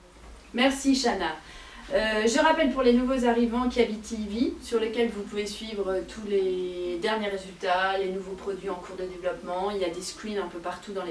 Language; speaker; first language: French; native; French